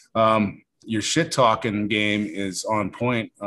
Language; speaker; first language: English; native; English